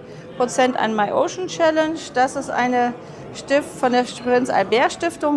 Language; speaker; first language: German; native; German